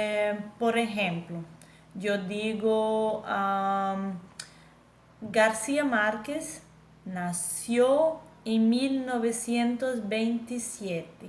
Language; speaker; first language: Spanish; non-native, fluent; Portuguese